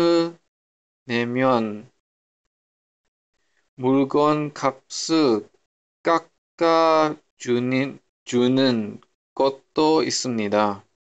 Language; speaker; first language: Korean; non-native, learner; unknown